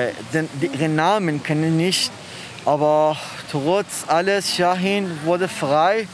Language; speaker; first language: German; non-native, learner; Persian